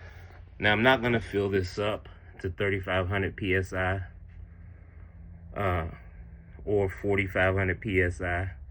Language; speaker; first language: English; native; English